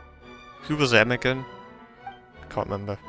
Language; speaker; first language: English; native; English